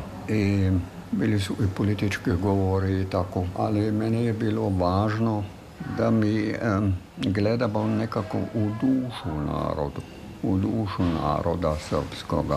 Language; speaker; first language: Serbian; non-native, fluent; German